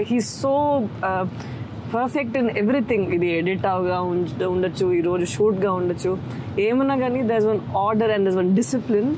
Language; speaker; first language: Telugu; non-native, fluent; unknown